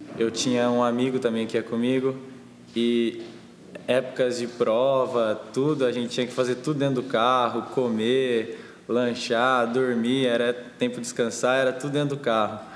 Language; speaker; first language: Portuguese; native; Portuguese